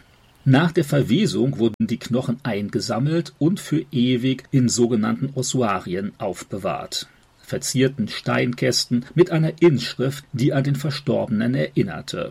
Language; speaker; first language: German; native; German